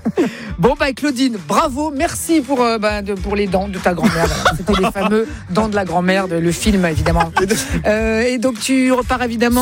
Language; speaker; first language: French; native; French